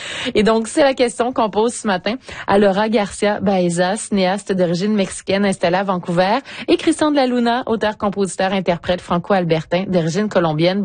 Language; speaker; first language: French; native; French